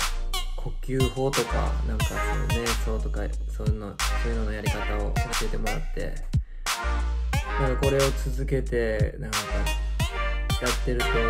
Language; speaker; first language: Japanese; native; Japanese